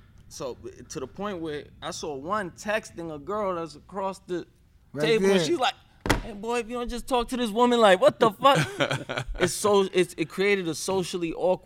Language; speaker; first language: English; early bilingual, other home language; Spanish